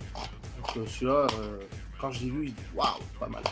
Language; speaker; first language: French; native; French